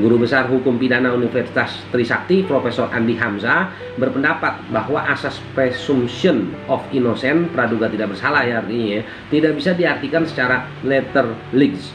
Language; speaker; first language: Indonesian; native; Indonesian